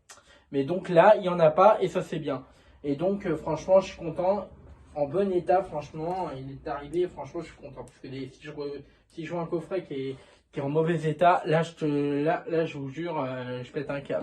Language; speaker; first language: French; native; French